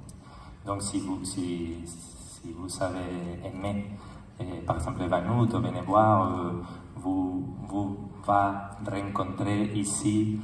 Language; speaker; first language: French; non-native, learner; Spanish